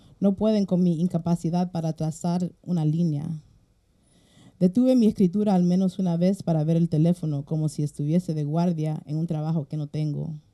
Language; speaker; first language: Spanish; early bilingual, heritage; Spanish